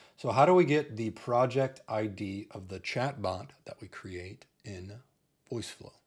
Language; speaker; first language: English; native; English